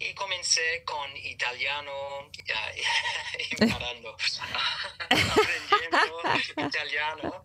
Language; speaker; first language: Spanish; non-native, fluent; English